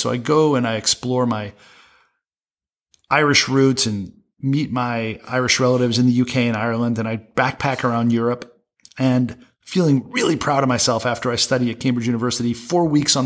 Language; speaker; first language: English; native; English